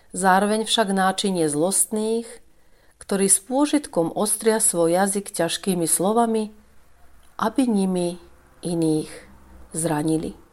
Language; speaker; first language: Slovak; native; Slovak